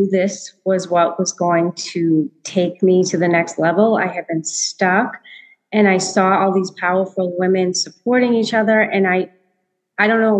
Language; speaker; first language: English; native; English